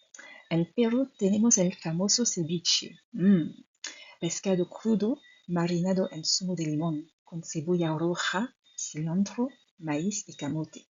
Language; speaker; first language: Spanish; non-native, fluent; French